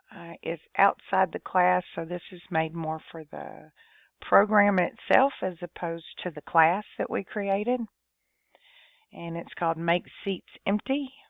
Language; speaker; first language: English; native; English